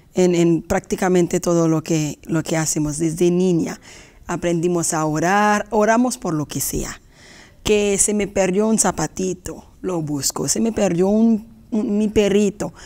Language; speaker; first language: Spanish; non-native, fluent; Haitian Creole